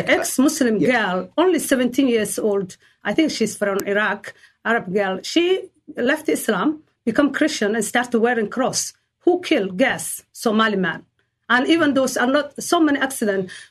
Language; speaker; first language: English; non-native, learner; Somali